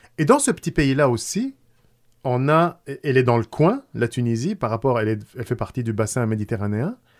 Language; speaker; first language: French; non-native, local second language; Arabic